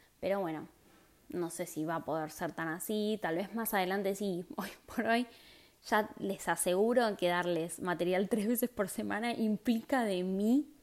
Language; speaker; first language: Spanish; native; Spanish